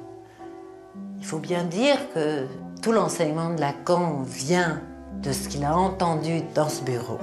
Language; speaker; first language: French; native; French